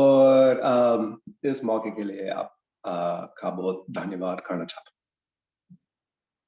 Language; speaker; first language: Hindi; non-native, fluent; English